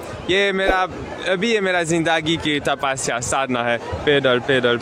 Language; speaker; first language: Hindi; non-native, learner; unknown